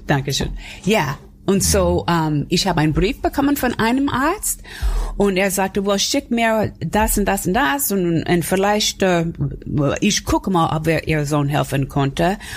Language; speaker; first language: German; non-native, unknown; English